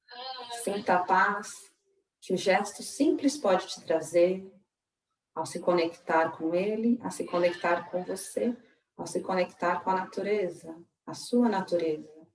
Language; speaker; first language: Portuguese; native; Portuguese